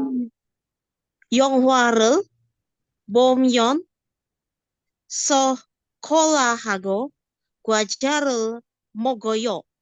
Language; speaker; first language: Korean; non-native, learner; Indonesian